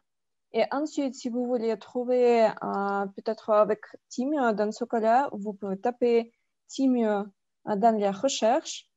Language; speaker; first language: French; non-native, fluent; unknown